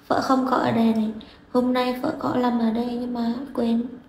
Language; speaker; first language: Vietnamese; non-native, learner; Indonesian